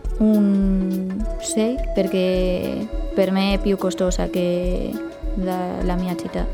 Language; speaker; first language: Italian; non-native, fluent; Spanish